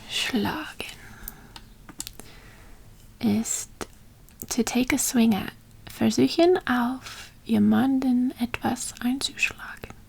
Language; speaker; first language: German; non-native, learner; English